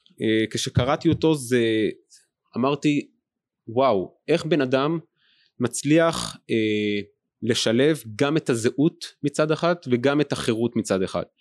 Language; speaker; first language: Hebrew; native; Hebrew